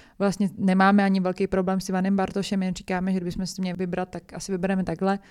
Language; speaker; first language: Czech; native; Czech